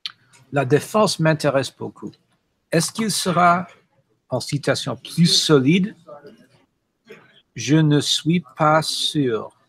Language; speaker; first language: French; non-native, fluent; English